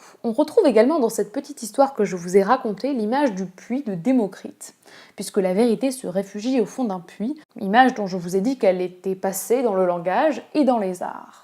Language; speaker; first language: French; native; French